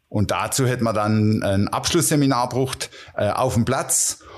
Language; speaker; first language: German; non-native, local second language; Dutch